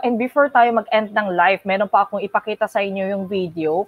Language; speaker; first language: Filipino; non-native, fluent; Korean